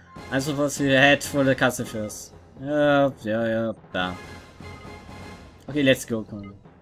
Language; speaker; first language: English; non-native, learner; German